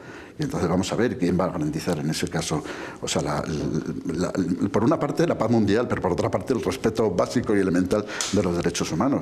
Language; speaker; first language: Spanish; native; Spanish